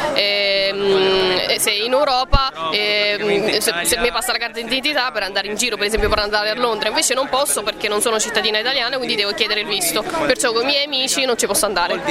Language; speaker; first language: Italian; non-native, fluent; Arabic